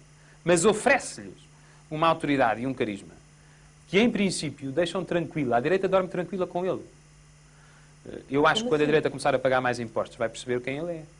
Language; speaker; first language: Portuguese; native; Portuguese